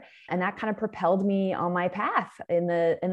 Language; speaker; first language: English; native; English